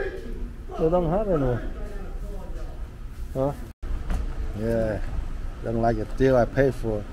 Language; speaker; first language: English; non-native, learner; Vietnamese